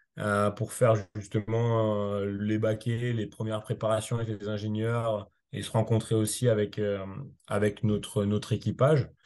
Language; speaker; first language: French; native; French